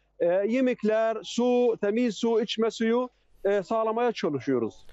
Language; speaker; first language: Turkish; non-native, fluent; Arabic